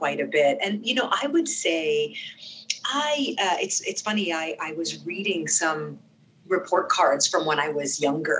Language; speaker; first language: English; non-native, fluent; Arabic